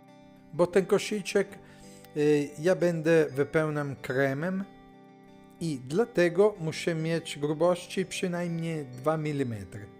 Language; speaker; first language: Polish; non-native, fluent; Italian